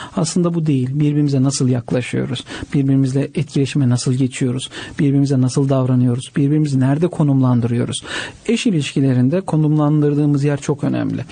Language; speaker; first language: Turkish; native; Turkish